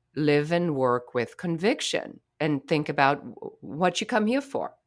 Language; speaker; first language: English; non-native, fluent; German